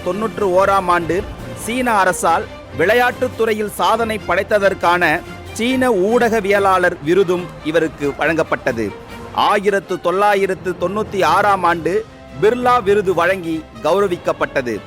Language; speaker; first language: Tamil; native; Tamil